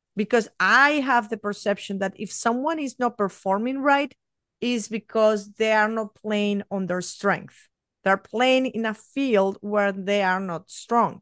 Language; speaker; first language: English; non-native, fluent; Spanish